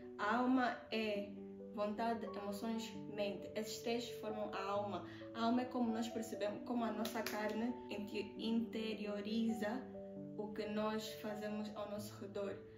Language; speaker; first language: Portuguese; native; Portuguese